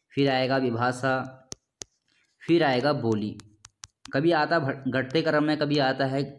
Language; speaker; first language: Hindi; native; Hindi